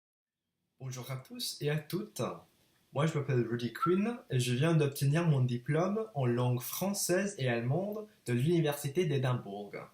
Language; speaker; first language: French; non-native, fluent; English